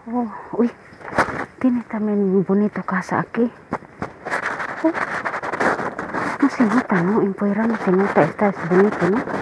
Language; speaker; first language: Spanish; non-native, learner; Filipino